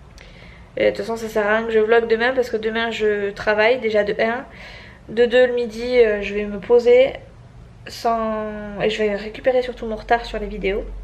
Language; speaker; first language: French; native; French